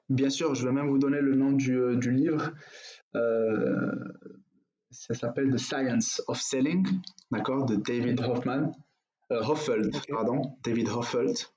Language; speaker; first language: French; non-native, local second language; Arabic